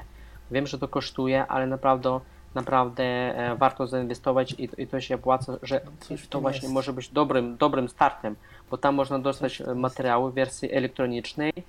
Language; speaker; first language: Polish; non-native, fluent; Russian